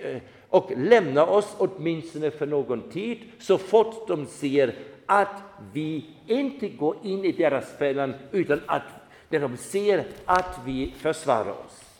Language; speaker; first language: Swedish; non-native, fluent; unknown